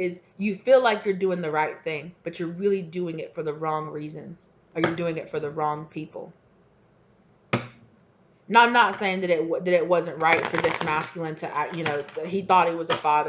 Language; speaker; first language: English; native; English